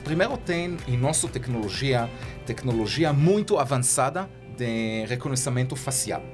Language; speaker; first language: Portuguese; non-native, learner; Hebrew